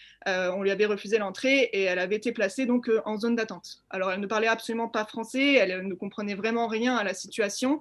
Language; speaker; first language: French; native; French